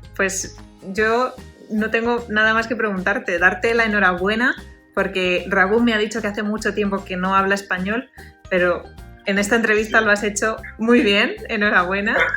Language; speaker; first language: Spanish; native; Spanish